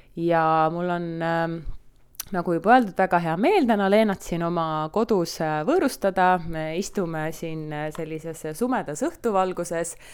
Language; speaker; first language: Estonian; native; Estonian